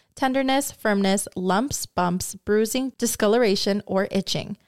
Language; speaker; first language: English; early bilingual, other home language; Spanish